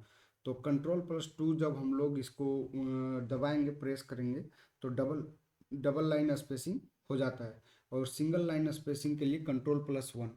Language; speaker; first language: Hindi; native; Hindi